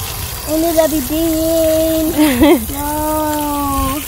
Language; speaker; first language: Indonesian; early bilingual, heritage; Indonesian